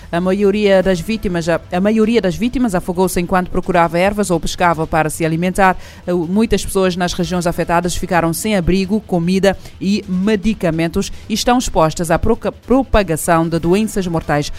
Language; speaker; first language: Portuguese; non-native, local second language; Kabuverdianu